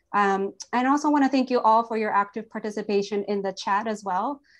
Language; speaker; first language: English; native; English